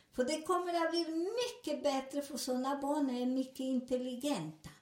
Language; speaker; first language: Swedish; non-native, learner; Spanish